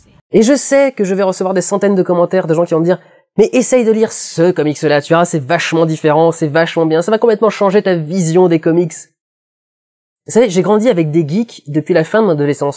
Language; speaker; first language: French; native; French